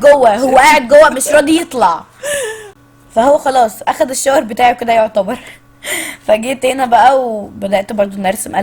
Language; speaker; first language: Arabic; native; Arabic